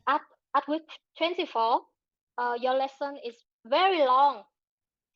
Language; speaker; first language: English; non-native, learner; Vietnamese